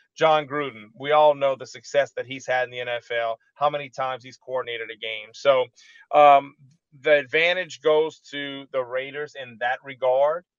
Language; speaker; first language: English; native; English